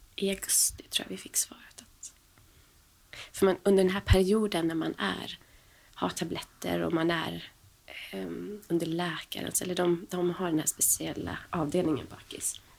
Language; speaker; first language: Swedish; native; Swedish